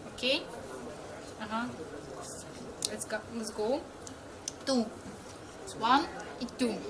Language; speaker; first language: English; non-native, learner; Russian